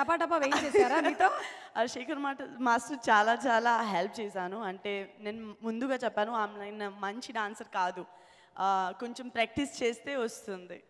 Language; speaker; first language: Telugu; non-native, learner; Gujarati